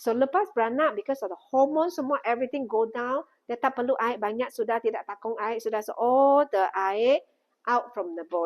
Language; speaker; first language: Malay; non-native, local second language; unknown